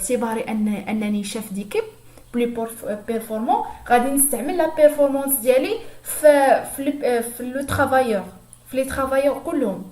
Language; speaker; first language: Arabic; native; Arabic